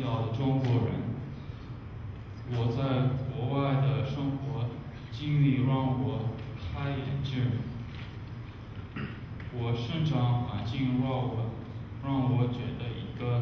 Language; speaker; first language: Chinese; non-native, learner; English